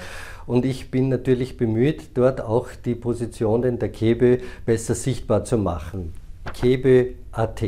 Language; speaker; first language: German; native; German